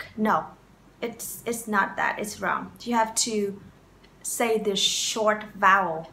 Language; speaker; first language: English; non-native, fluent; Vietnamese